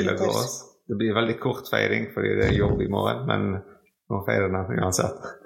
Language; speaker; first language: Norwegian; non-native, fluent; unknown